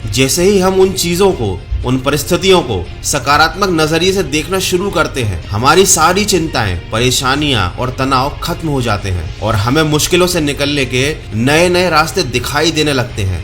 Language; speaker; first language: Hindi; native; Hindi